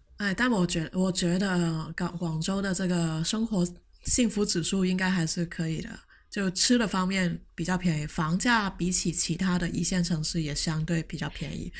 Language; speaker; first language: Chinese; non-native, local second language; Cantonese